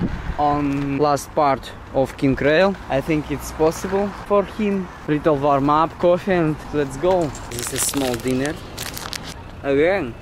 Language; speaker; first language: English; non-native, learner; Russian